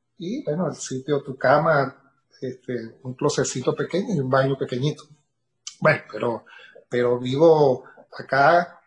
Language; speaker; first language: Spanish; native; Spanish